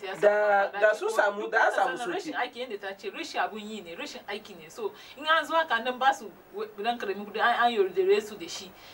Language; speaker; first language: Hausa; non-native, local second language; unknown